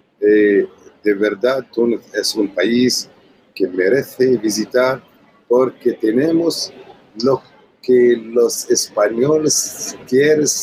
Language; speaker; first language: Spanish; non-native, learner; Arabic